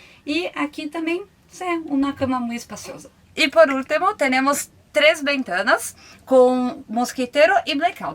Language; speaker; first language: Spanish; non-native, learner; Portuguese